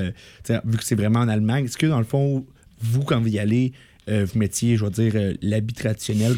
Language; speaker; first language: French; native; French